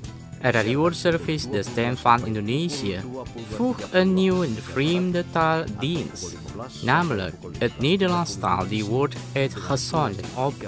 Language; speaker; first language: Dutch; non-native, learner; Indonesian